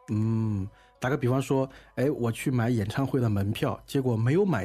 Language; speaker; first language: Chinese; native; Chinese